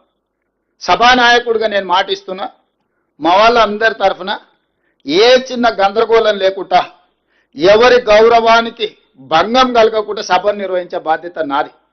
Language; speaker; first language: Telugu; native; Telugu